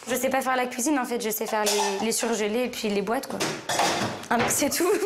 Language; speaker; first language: French; native; French